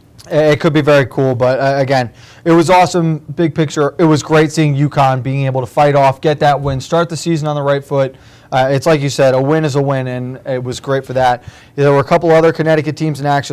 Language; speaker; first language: English; native; English